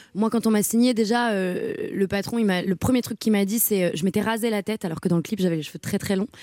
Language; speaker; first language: French; native; French